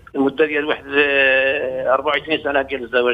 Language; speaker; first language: Arabic; native; Arabic